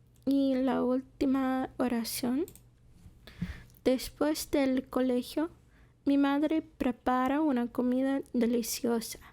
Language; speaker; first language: Spanish; non-native, fluent; English